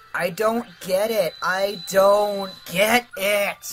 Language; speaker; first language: English; native; English